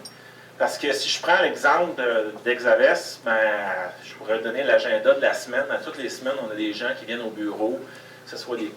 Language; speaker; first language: French; native; French